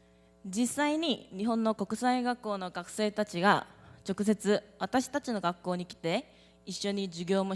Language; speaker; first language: Japanese; non-native, learner; Korean